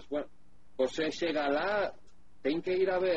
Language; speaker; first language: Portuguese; non-native, learner; Spanish